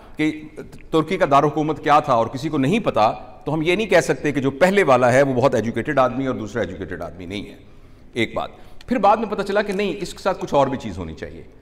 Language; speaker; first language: Urdu; non-native, local second language; Punjabi